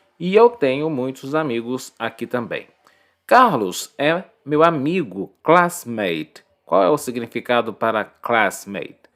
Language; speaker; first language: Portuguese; native; Portuguese